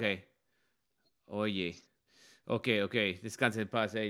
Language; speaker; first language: Spanish; non-native, learner; English